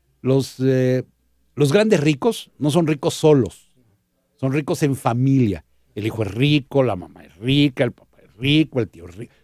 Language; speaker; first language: Spanish; native; Spanish